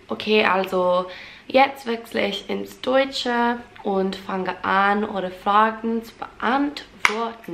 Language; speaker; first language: German; non-native, fluent; English